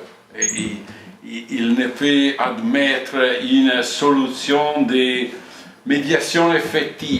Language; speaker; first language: French; non-native, fluent; Italian